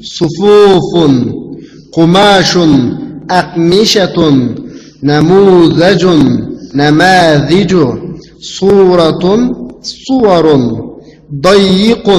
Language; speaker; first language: Arabic; non-native, fluent; Uyghur